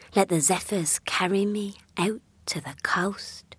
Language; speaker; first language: English; native; English